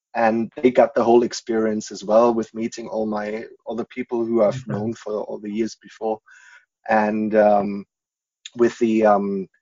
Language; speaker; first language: English; non-native, fluent; German